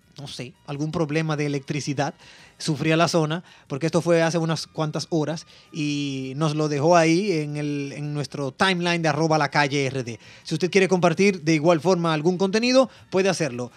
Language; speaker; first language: Spanish; native; Spanish